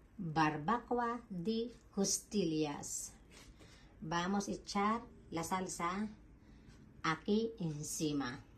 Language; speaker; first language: Spanish; non-native, fluent; Filipino